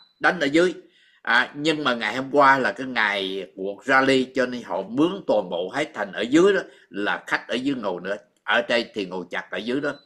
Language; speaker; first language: Vietnamese; native; Vietnamese